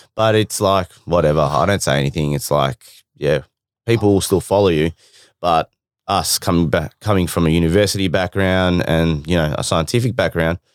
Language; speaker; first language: English; native; English